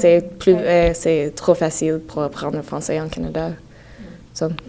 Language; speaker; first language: French; non-native, learner; English